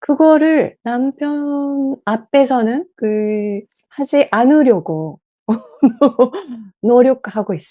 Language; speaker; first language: Korean; non-native, learner; Japanese